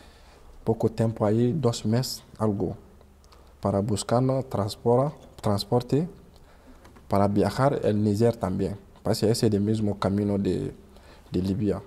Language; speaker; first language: Spanish; non-native, learner; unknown